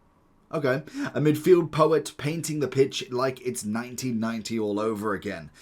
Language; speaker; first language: English; native; English